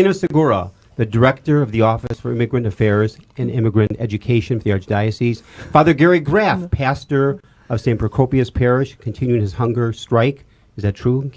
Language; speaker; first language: English; native; English